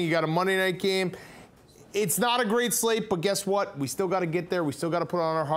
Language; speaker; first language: English; native; English